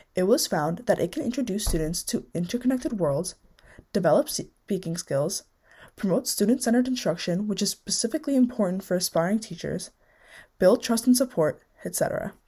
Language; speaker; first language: English; native; English